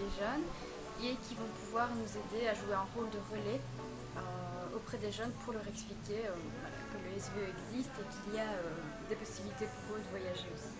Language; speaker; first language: French; native; French